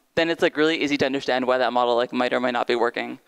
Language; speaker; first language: English; native; English